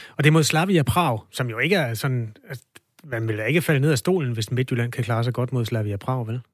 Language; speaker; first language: Danish; native; Danish